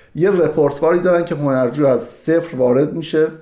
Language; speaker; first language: Persian; native; Persian